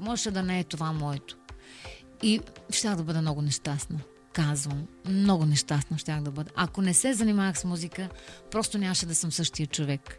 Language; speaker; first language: Bulgarian; native; Bulgarian